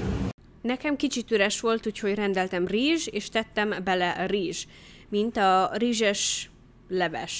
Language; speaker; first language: Hungarian; early bilingual, heritage; Hungarian